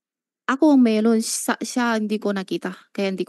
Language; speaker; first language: Filipino; non-native, learner; Chinese